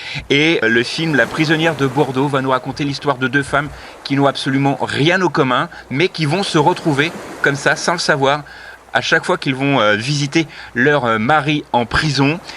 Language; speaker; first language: French; native; French